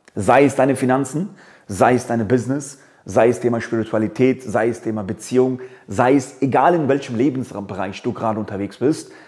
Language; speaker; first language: German; early bilingual, other home language; Persian